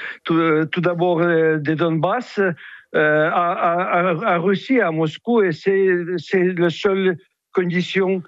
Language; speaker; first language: French; non-native, fluent; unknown